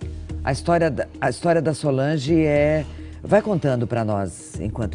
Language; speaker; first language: Portuguese; native; Portuguese